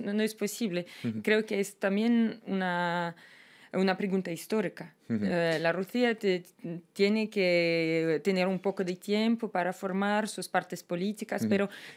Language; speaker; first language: Spanish; non-native, fluent; Russian